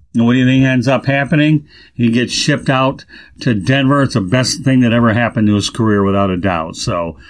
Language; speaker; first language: English; native; English